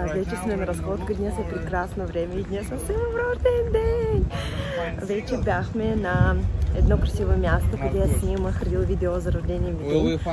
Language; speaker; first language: Bulgarian; non-native, fluent; Russian